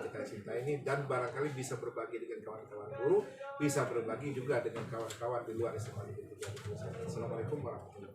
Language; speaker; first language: Indonesian; native; Indonesian